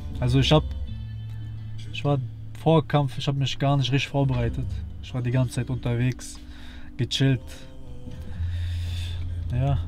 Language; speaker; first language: German; early bilingual, other home language; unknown